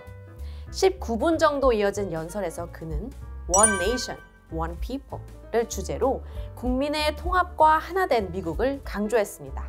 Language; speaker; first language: Korean; native; Korean